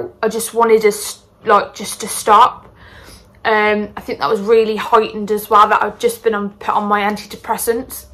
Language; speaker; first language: English; native; English